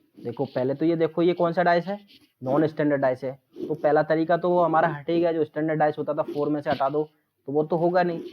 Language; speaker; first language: Hindi; native; Hindi